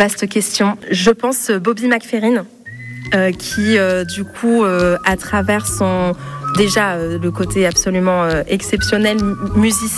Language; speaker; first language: French; native; French